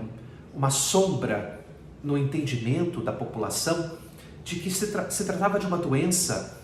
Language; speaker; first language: Portuguese; native; Portuguese